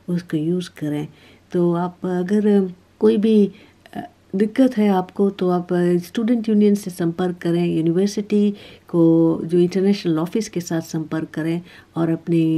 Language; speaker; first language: Hindi; native; Hindi